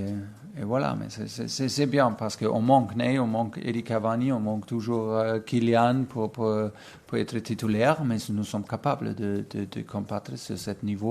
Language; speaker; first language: French; non-native, fluent; German